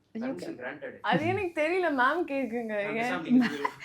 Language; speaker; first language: Tamil; non-native, learner; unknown